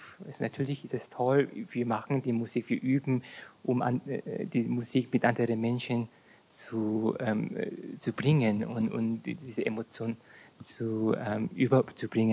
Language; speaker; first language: German; non-native, fluent; Korean